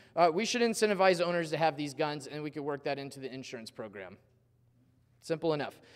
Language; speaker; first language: English; native; English